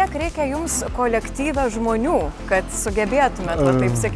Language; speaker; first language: Lithuanian; native; Lithuanian